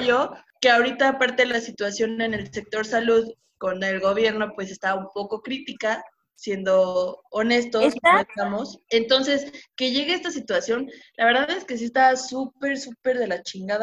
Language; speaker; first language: Spanish; native; Spanish